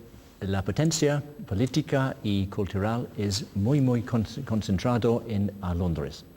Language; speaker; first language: Spanish; non-native, learner; English